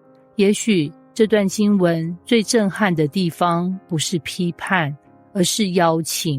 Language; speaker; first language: Chinese; native; Chinese